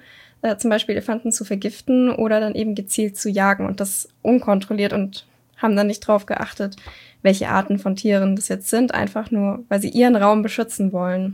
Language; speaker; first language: German; native; German